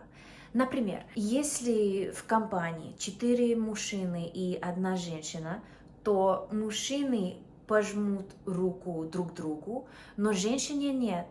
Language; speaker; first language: Russian; non-native, fluent; English